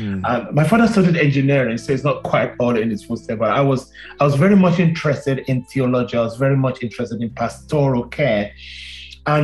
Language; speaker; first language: English; non-native, local second language; Yoruba